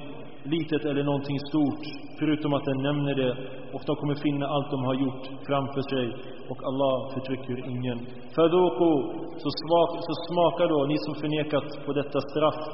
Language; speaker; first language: Swedish; early bilingual, other home language; Arabic